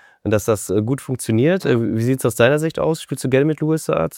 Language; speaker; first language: German; native; German